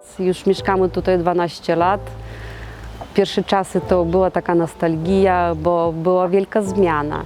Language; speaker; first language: Polish; non-native, fluent; Russian